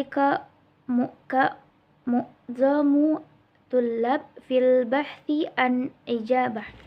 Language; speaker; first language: Arabic; non-native, learner; Indonesian